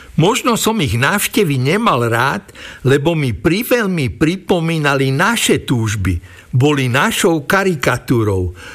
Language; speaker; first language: Slovak; native; Slovak